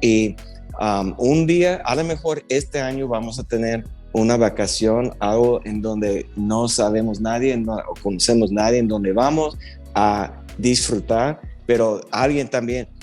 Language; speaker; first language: Spanish; early bilingual, heritage; Spanish